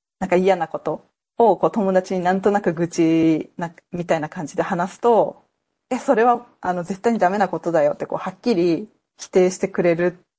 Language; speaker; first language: Japanese; native; Japanese